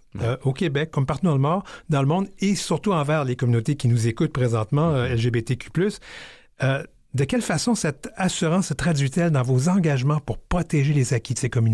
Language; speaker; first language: French; native; French